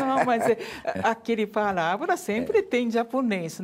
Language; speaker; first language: Portuguese; non-native, learner; Japanese